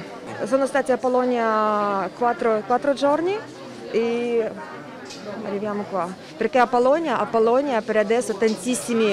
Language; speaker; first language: Italian; non-native, learner; Ukrainian